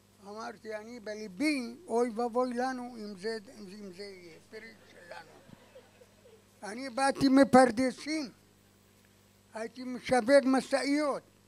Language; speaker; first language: Hebrew; non-native, fluent; Arabic